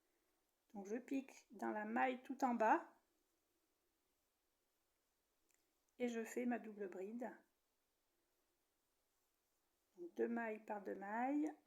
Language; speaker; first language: French; native; French